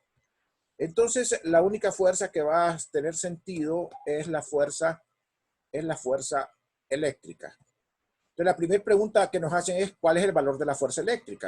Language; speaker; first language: Spanish; native; Spanish